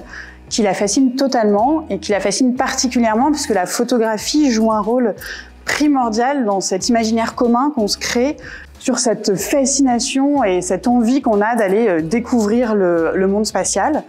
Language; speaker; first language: French; native; French